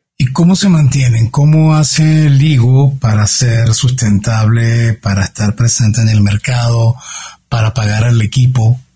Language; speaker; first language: Spanish; native; Spanish